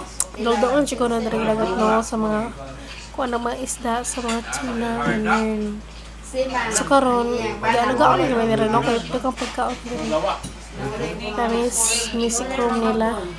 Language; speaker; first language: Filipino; non-native, local second language; Cebuano